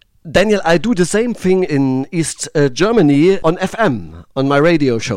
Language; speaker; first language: English; non-native, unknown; German